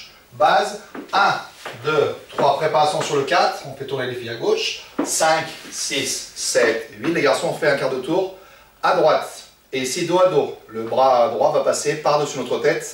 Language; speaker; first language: French; native; French